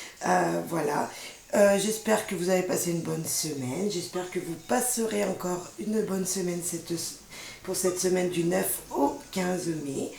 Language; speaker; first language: French; native; French